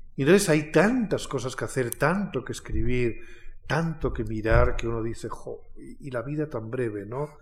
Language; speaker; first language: Spanish; native; Spanish